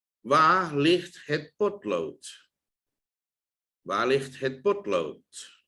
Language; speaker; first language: Dutch; non-native, fluent; Thai